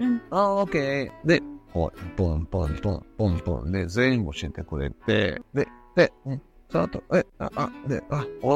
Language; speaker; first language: Japanese; non-native, learner; Spanish